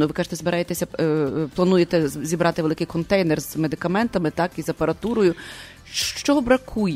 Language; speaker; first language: Ukrainian; native; Ukrainian